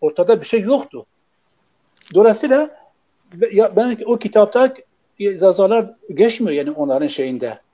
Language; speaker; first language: Turkish; non-native, local second language; Kurdish